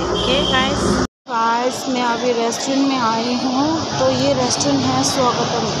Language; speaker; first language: Hindi; non-native, local second language; Tibetan